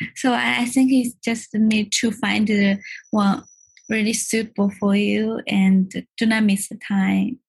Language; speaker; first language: English; non-native, learner; Chinese